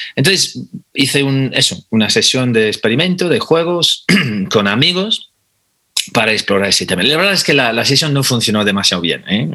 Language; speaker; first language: Spanish; non-native, fluent; English